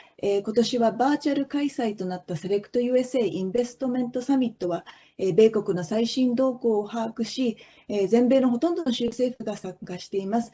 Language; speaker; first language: Japanese; native; Japanese